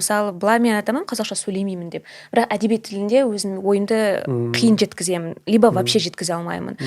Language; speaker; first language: Kazakh; non-native, local second language; Russian